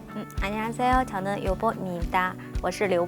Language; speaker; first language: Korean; non-native, learner; Chinese